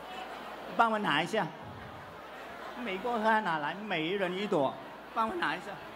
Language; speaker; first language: Chinese; early bilingual, heritage; Chinese